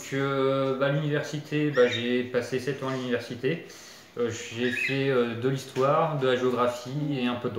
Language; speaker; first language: French; native; French